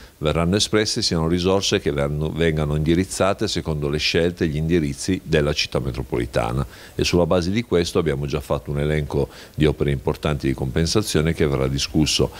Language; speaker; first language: Italian; native; Italian